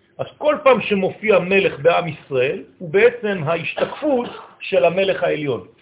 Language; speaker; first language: Hebrew; non-native, fluent; French